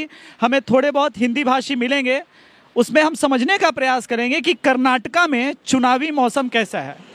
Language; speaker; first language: Hindi; native; Hindi